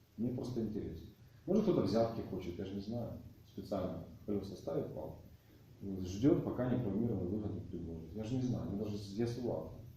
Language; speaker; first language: Russian; native; Russian